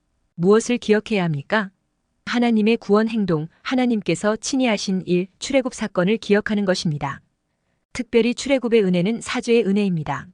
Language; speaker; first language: Korean; native; Korean